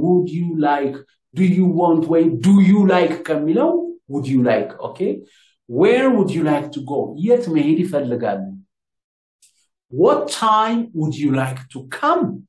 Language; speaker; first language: English; non-native, fluent; Amharic